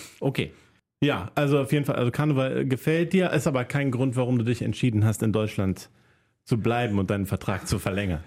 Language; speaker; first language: German; native; German